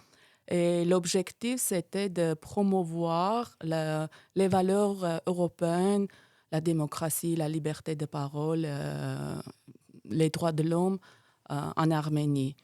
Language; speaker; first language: French; non-native, fluent; Armenian